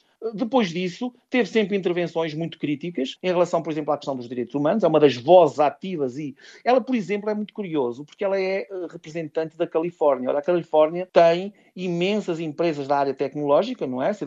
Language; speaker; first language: Portuguese; native; Portuguese